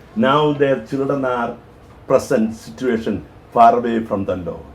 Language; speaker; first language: English; non-native, local second language; Malayalam